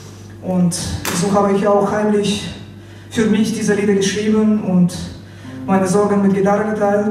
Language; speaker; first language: German; non-native, fluent; Russian